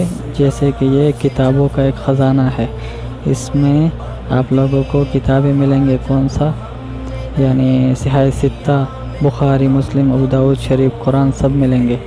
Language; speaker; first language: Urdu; non-native, local second language; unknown